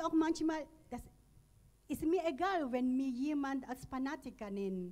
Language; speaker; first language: German; non-native, learner; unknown